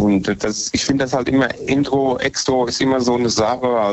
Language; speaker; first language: German; native; German